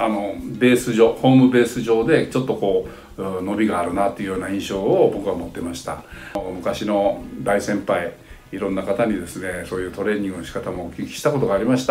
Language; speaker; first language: Japanese; native; Japanese